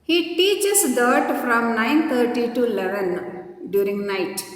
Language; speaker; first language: English; non-native, local second language; Kannada